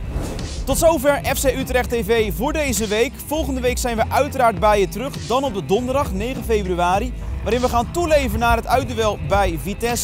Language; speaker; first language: Dutch; native; Dutch